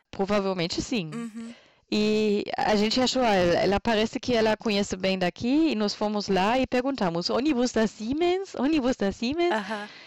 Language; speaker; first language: Portuguese; non-native, fluent; German